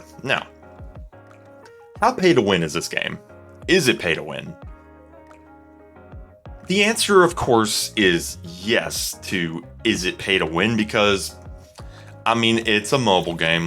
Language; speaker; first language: English; native; English